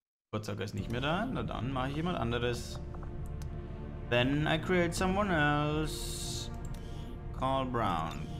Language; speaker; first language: German; native; German